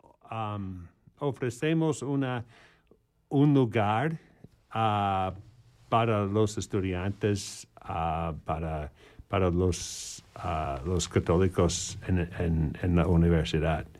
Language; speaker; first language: Spanish; non-native, learner; English